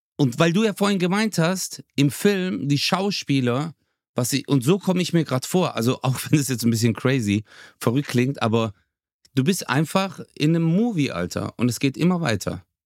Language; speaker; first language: German; early bilingual, other home language; Turkish